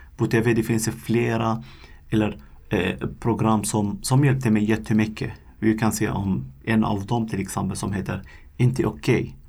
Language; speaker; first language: Swedish; non-native, fluent; Arabic